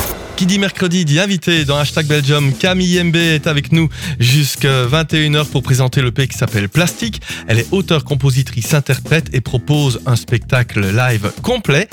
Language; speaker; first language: French; native; French